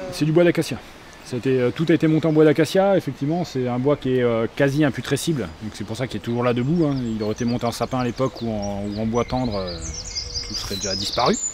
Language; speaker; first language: French; native; French